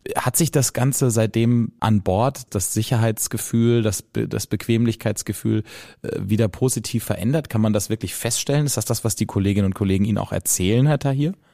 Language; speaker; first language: German; native; German